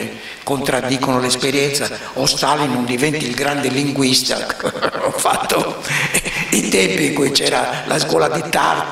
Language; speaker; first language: Italian; native; Italian